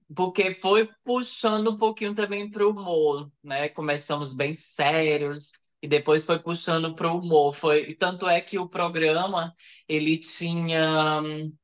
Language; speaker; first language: Portuguese; native; Portuguese